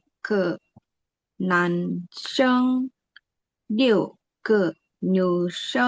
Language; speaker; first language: Chinese; non-native, learner; Indonesian